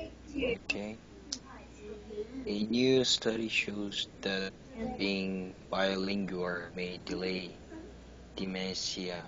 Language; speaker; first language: English; non-native, learner; Korean